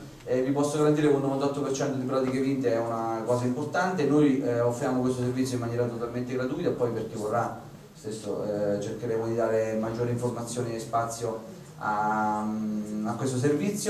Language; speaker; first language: Italian; native; Italian